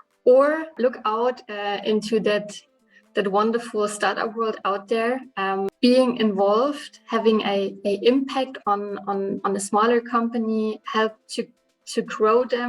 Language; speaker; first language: English; non-native, fluent; German